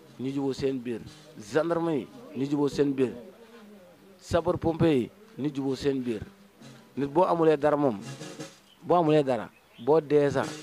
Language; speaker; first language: Wolof; native; Wolof